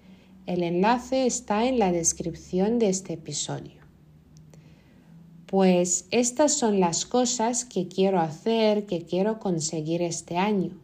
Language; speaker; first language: Spanish; non-native, fluent; Lithuanian